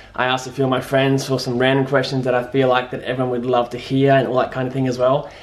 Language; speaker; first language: English; native; English